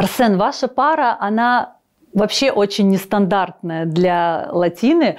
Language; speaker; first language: Russian; native; Russian